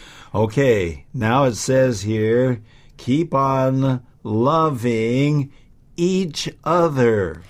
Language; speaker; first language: English; native; English